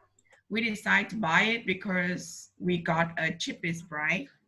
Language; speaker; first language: English; non-native, learner; Vietnamese